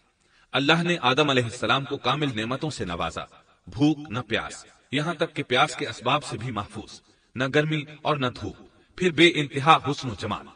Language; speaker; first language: Urdu; native; Urdu